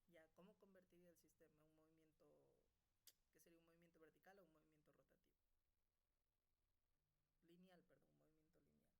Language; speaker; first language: Spanish; native; Spanish